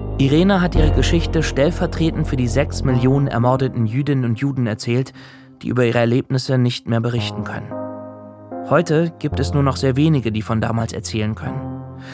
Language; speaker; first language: German; native; German